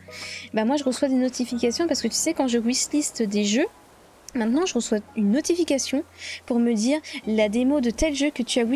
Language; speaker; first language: French; native; French